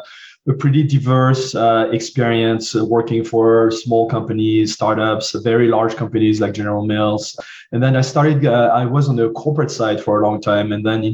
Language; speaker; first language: English; non-native, fluent; French